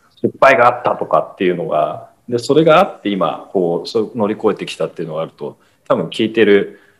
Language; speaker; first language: Japanese; native; Japanese